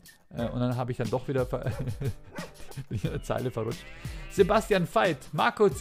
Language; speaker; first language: German; native; German